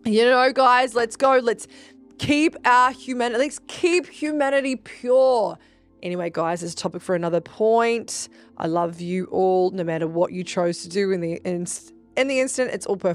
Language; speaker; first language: English; native; English